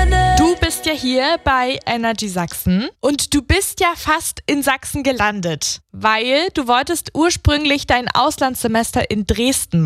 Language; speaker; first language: German; native; German